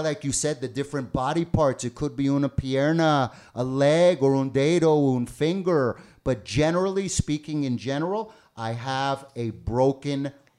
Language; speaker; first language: English; native; English